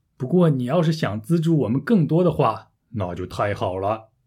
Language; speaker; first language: Chinese; native; Chinese